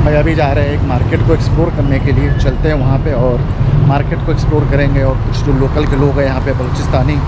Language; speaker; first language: Hindi; native; Hindi